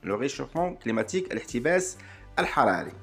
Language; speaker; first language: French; non-native, local second language; Arabic